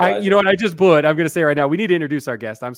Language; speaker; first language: English; native; English